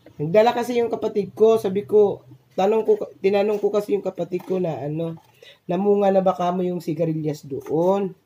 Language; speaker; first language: Filipino; non-native, local second language; Cebuano